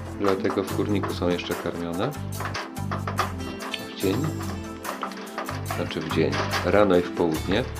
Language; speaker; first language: Polish; native; Polish